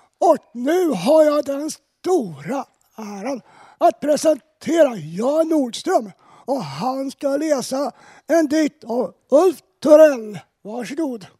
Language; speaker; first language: Swedish; native; Swedish